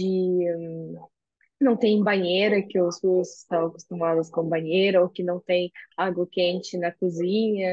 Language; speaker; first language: Portuguese; non-native, fluent; Russian